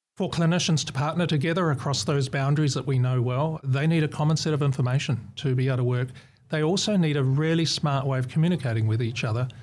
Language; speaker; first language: English; native; English